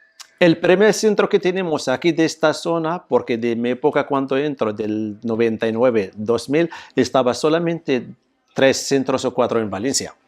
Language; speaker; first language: Spanish; non-native, fluent; Arabic